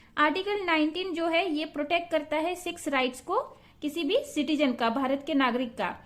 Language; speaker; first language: Hindi; non-native, local second language; Santali